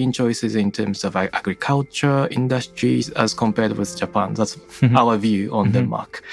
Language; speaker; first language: English; non-native, fluent; Japanese